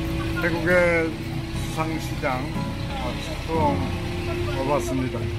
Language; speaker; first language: Korean; native; Korean